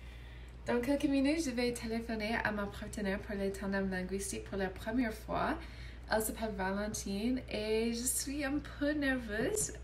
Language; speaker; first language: French; non-native, learner; English